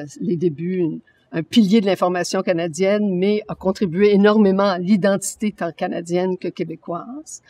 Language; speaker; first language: French; native; French